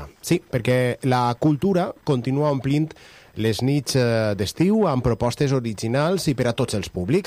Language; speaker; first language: Catalan; native; Catalan